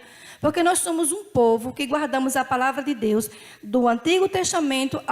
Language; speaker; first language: Portuguese; native; Portuguese